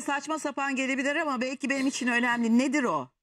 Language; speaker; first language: Turkish; native; Turkish